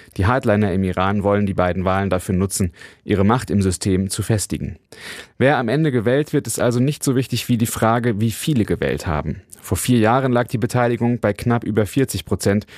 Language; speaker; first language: German; native; German